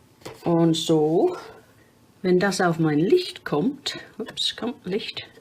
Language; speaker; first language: German; non-native, fluent; English